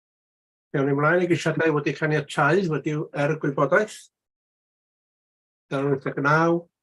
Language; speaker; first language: Welsh; native; Welsh